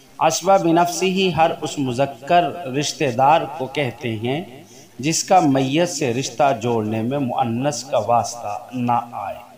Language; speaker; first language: Urdu; native; Urdu